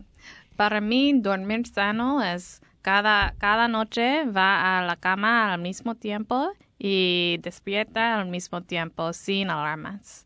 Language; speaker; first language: Spanish; non-native, learner; English